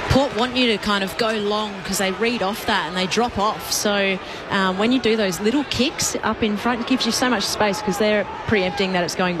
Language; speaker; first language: English; native; English